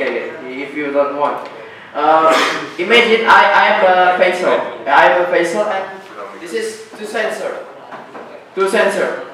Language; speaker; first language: English; non-native, learner; Indonesian